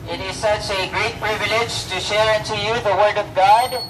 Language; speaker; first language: English; non-native, local second language; Filipino